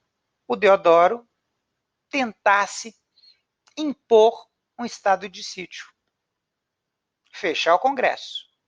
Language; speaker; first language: Portuguese; native; Portuguese